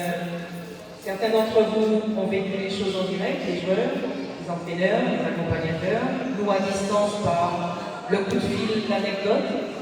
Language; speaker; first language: French; native; French